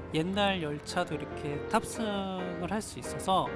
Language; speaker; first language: Korean; native; Korean